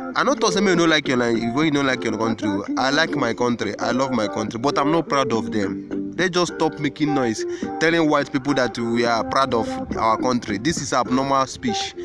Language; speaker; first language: Nigerian Pidgin; non-native, local second language; Igbo